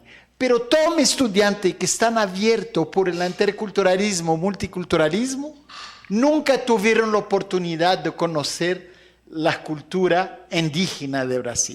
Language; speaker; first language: Spanish; non-native, fluent; Arabic